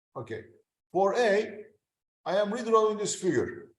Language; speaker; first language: English; non-native, fluent; Turkish